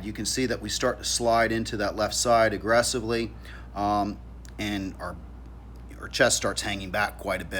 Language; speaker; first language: English; native; English